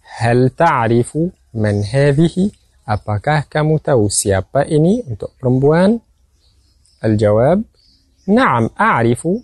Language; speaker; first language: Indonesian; non-native, fluent; Arabic